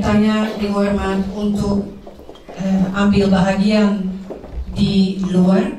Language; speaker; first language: Dutch; early bilingual, other home language; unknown